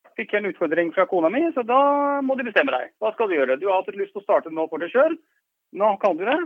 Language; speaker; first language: Norwegian; non-native, fluent; Dutch